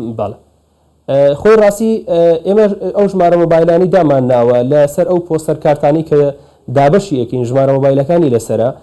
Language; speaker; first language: Central Kurdish; native; Central Kurdish